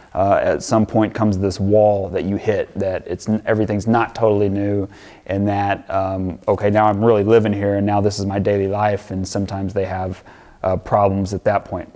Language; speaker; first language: English; native; English